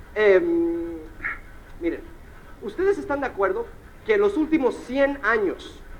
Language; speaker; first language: Spanish; early bilingual, heritage; Spanish